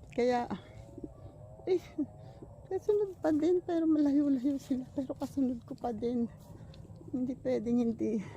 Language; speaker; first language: Filipino; native; Filipino